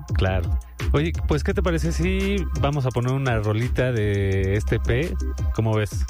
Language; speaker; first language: Spanish; native; Spanish